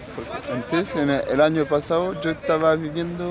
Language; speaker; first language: Spanish; non-native, learner; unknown